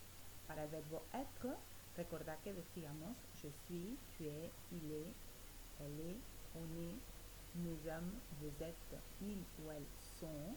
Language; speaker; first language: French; non-native, fluent; Spanish